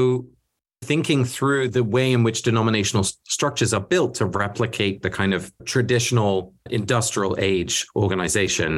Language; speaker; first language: English; early bilingual, other home language; Dutch